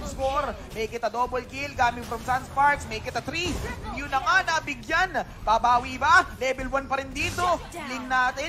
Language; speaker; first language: Filipino; native; Filipino